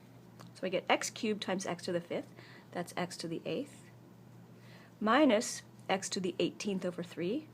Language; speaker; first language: English; native; English